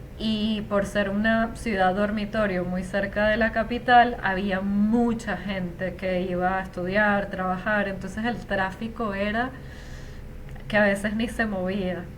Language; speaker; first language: Spanish; native; Spanish